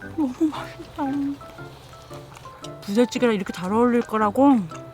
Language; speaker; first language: Korean; native; Korean